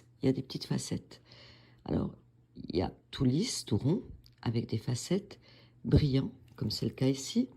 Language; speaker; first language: French; native; French